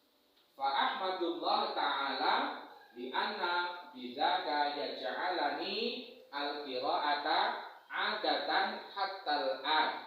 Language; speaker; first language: Arabic; non-native, fluent; Indonesian